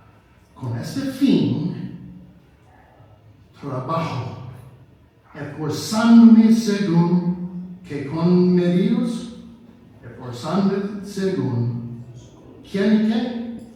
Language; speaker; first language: Spanish; non-native, fluent; English